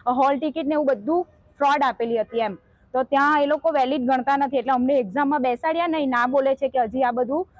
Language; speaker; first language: Gujarati; native; Gujarati